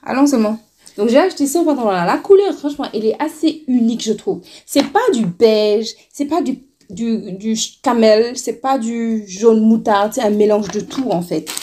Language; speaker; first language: French; non-native, local second language; Wolof